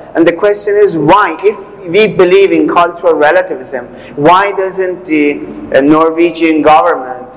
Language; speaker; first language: English; non-native, fluent; Persian